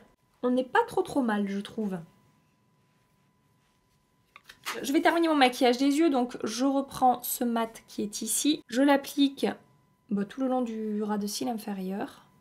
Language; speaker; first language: French; native; French